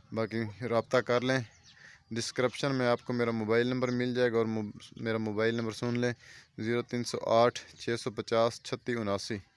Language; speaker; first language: Urdu; non-native, local second language; Punjabi